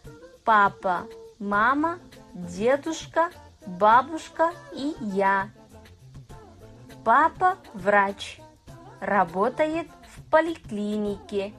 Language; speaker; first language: Russian; non-native, fluent; Kazakh